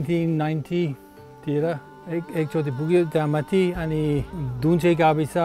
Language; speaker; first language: Nepali; non-native, learner; English